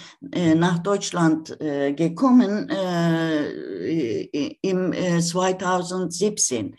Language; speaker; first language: German; non-native, learner; Turkish